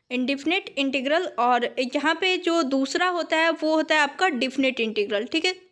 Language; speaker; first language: Hindi; native; Hindi